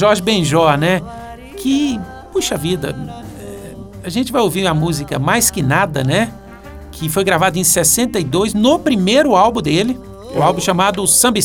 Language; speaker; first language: Portuguese; native; Portuguese